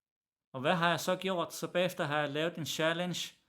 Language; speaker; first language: Danish; early bilingual, other home language; Arabic